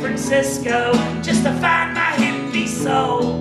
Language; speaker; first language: English; native; English